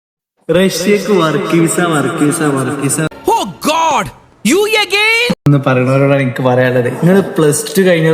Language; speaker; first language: Malayalam; native; Malayalam